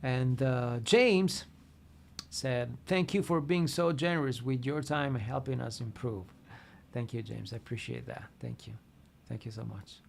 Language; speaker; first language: English; non-native, fluent; Italian